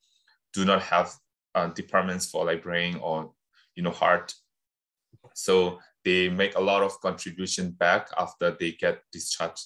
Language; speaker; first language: English; non-native, fluent; Burmese